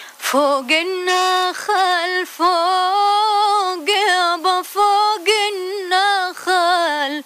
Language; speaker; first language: Arabic; native; Arabic